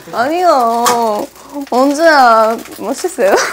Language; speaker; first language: Korean; non-native, learner; Russian